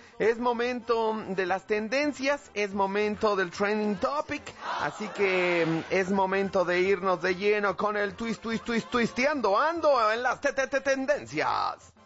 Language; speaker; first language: Spanish; native; Spanish